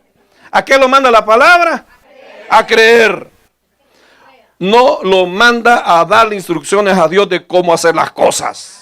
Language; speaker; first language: Spanish; native; Spanish